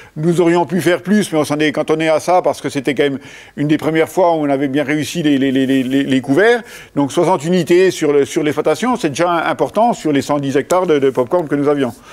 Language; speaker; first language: French; native; French